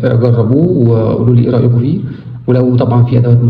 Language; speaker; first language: Arabic; native; Arabic